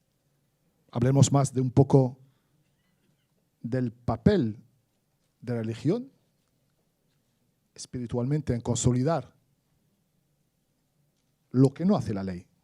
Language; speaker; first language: Spanish; non-native, fluent; Arabic